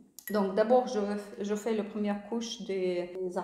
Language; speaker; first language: French; non-native, learner; Russian